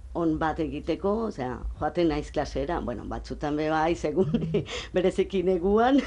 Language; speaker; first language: Basque; non-native, local second language; Spanish